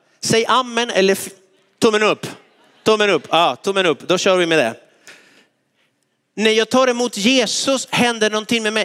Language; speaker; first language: Swedish; non-native, fluent; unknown